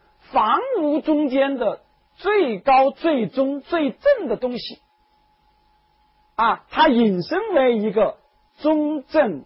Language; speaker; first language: Chinese; native; Chinese